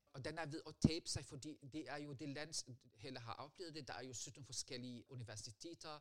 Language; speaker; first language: Danish; non-native, fluent; Arabic